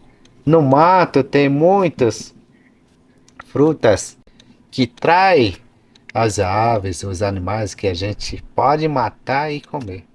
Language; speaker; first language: Portuguese; non-native, local second language; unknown